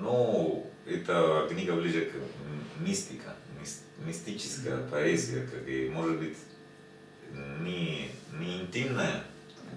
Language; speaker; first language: Russian; non-native, learner; Spanish